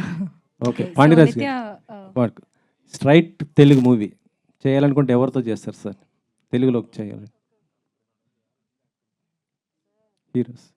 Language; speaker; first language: Telugu; native; Telugu